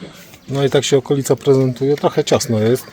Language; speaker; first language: Polish; native; Polish